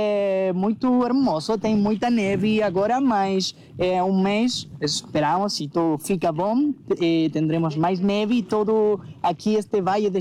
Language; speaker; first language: Portuguese; non-native, learner; Spanish